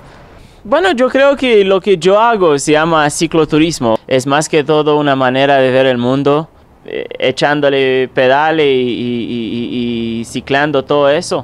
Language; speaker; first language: Spanish; non-native, fluent; Romanian